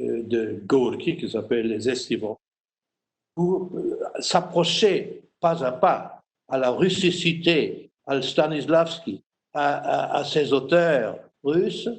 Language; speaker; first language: French; non-native, fluent; German